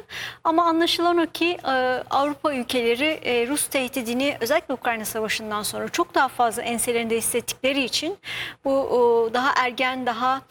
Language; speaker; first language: Turkish; native; Turkish